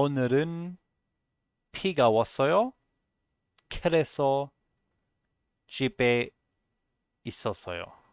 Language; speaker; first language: Korean; non-native, learner; German